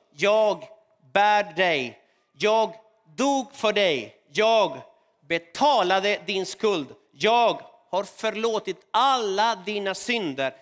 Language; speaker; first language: Swedish; non-native, fluent; Spanish